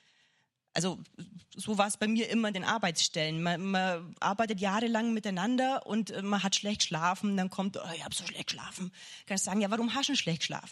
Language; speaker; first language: German; native; German